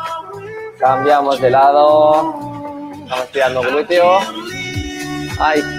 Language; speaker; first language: Spanish; native; Spanish